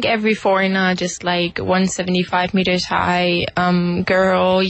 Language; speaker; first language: English; non-native, fluent; German